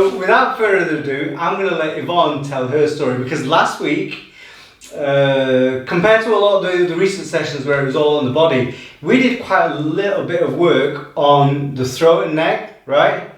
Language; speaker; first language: English; native; English